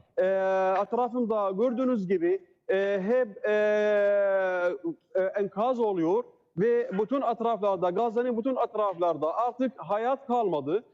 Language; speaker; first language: Turkish; non-native, learner; Arabic